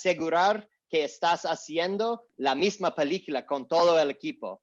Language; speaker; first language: Spanish; non-native, learner; English